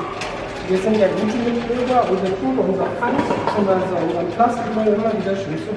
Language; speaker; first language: German; native; German